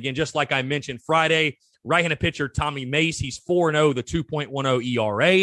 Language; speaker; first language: English; native; English